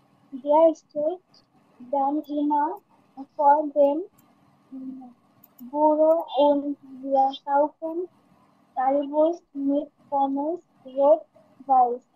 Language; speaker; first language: German; non-native, learner; Bangla